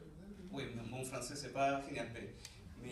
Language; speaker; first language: French; non-native, learner; Spanish